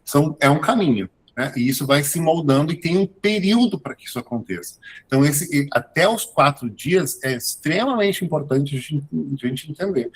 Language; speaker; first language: Portuguese; native; Portuguese